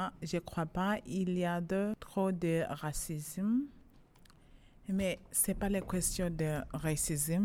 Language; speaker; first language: French; non-native, fluent; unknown